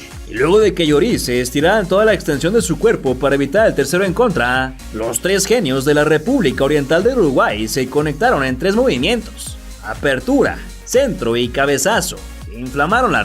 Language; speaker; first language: Spanish; native; Spanish